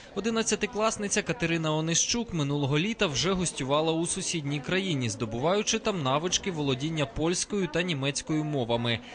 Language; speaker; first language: Ukrainian; native; Ukrainian